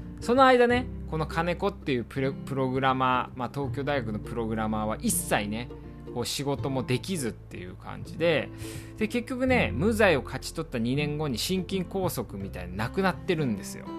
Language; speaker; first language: Japanese; native; Japanese